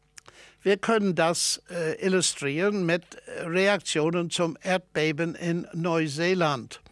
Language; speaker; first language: German; non-native, fluent; English